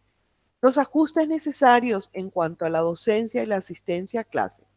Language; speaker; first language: Spanish; native; Spanish